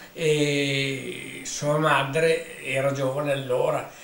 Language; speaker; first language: Italian; native; Italian